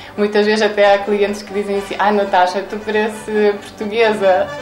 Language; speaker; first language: Portuguese; non-native, fluent; Ukrainian